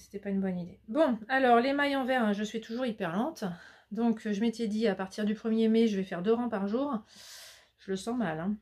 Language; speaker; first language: French; native; French